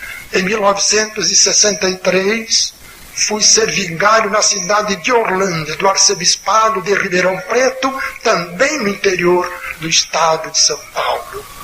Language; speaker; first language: Portuguese; native; Portuguese